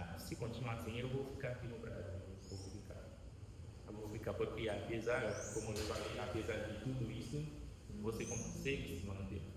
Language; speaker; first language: Portuguese; non-native, fluent; Haitian Creole